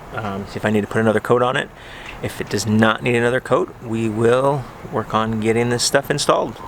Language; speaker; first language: English; native; English